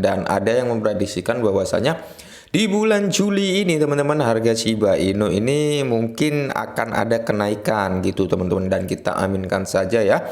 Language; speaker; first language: Indonesian; native; Indonesian